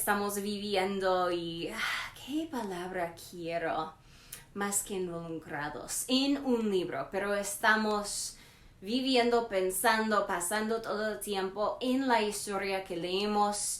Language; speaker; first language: Spanish; non-native, learner; English